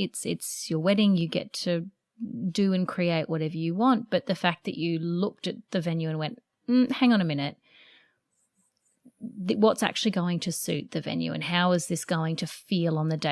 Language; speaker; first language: English; native; English